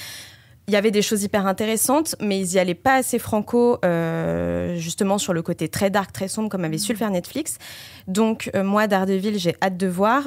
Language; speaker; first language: French; native; French